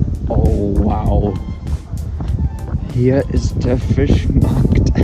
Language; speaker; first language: German; non-native, fluent; English